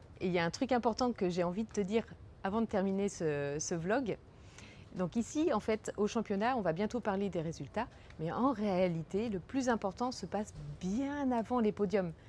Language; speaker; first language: French; native; French